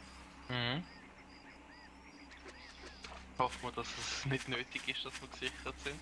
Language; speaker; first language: German; native; German